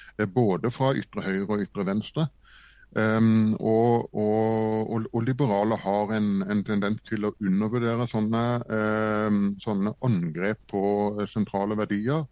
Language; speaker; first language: Norwegian; native; Norwegian